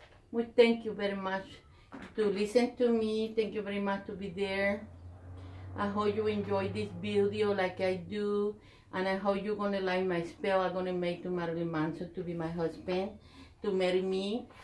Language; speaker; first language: English; non-native, learner; Spanish